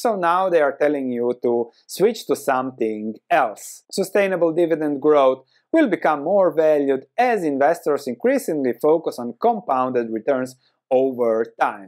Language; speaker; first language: English; non-native, fluent; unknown